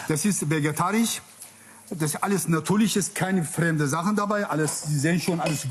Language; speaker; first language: German; non-native, fluent; Kurdish